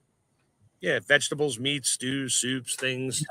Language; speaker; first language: English; native; English